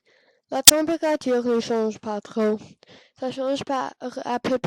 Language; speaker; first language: French; non-native, learner; English